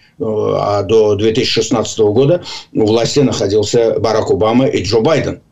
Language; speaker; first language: Russian; non-native, local second language; Azerbaijani